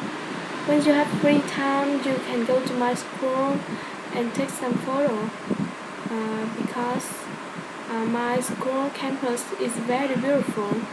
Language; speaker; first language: English; non-native, learner; Vietnamese